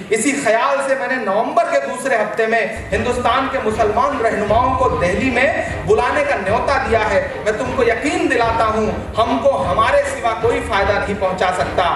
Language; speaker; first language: Urdu; native; Urdu